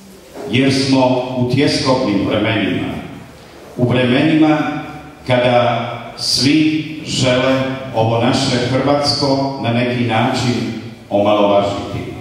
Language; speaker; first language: Croatian; native; Croatian